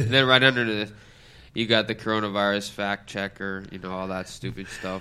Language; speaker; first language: English; native; English